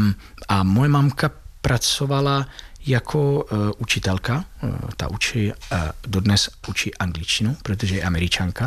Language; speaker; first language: Czech; non-native, fluent; Italian